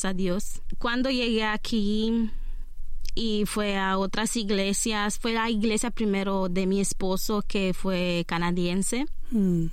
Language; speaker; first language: Spanish; non-native, learner; Romanian